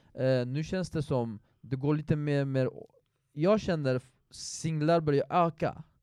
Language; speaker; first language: Swedish; non-native, fluent; Persian